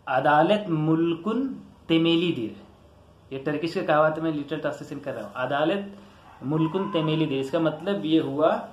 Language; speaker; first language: Hindi; native; Hindi